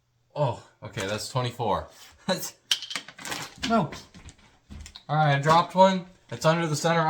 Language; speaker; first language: English; native; English